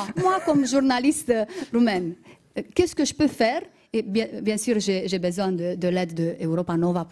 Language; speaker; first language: French; non-native, fluent; Romanian